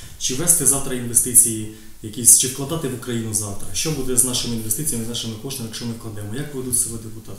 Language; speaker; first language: Ukrainian; native; Ukrainian